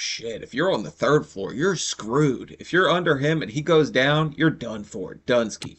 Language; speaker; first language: English; native; English